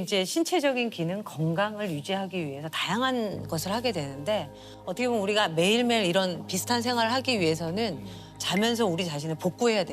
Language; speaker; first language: Korean; native; Korean